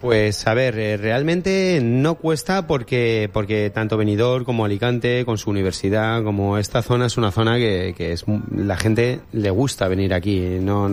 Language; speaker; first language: Spanish; native; Spanish